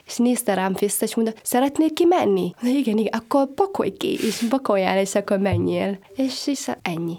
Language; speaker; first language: Hungarian; non-native, fluent; Somali